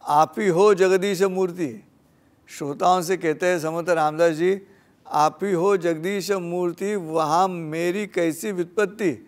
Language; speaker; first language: Hindi; non-native, local second language; Marathi